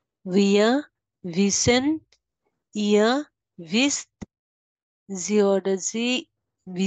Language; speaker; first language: German; non-native, learner; Bangla